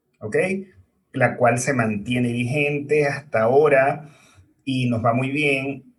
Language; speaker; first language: Spanish; native; Spanish